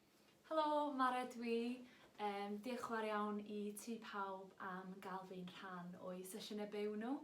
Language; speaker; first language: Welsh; native; Welsh